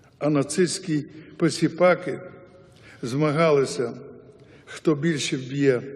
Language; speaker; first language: Ukrainian; non-native, local second language; Yiddish